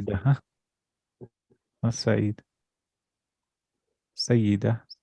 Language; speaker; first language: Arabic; non-native, fluent; English